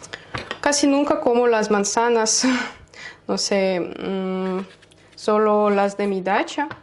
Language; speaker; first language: Spanish; non-native, learner; Russian